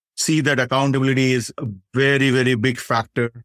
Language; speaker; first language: English; non-native, local second language; Hindi